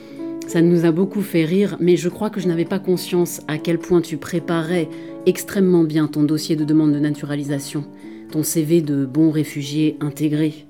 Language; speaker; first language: French; native; French